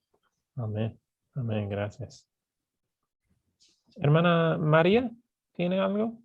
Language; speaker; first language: Spanish; non-native, fluent; English